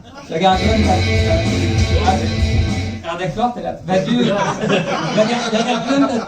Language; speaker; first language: Swedish; non-native, fluent; French